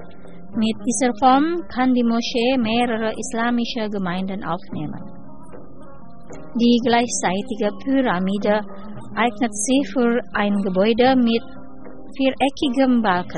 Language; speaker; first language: German; non-native, fluent; Indonesian